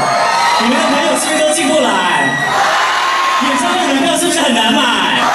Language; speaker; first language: Chinese; native; Chinese